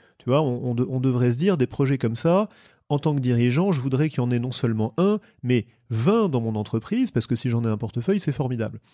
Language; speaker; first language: French; native; French